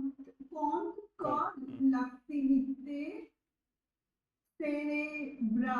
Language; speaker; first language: French; non-native, learner; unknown